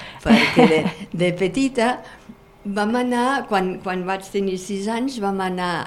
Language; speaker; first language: Catalan; non-native, fluent; German